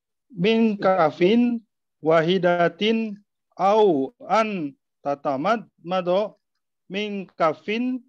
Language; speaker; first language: Arabic; non-native, learner; Indonesian